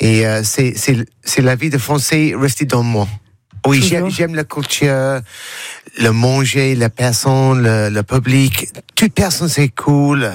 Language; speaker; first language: French; non-native, learner; English